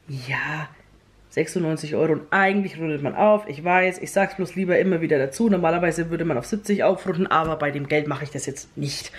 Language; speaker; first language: German; native; German